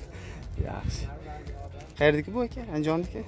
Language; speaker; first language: Turkish; non-native, learner; Uzbek